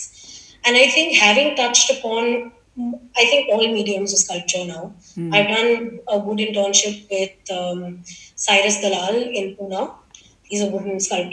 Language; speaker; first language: English; non-native, local second language; Gujarati